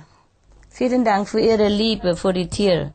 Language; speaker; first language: German; non-native, learner; Vietnamese